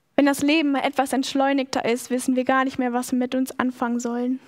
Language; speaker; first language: German; native; German